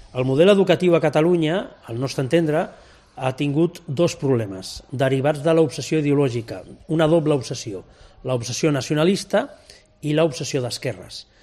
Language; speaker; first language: Catalan; non-native, local second language; Spanish